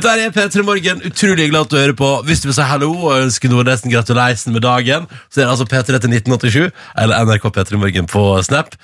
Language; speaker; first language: Norwegian; native; Norwegian